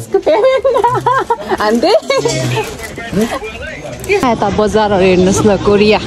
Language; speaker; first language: Korean; non-native, learner; Nepali